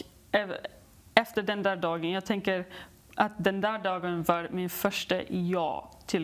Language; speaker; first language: Swedish; non-native, learner; English